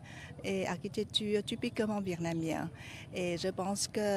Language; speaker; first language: French; non-native, fluent; Vietnamese